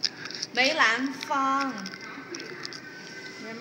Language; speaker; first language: English; non-native, fluent; Chinese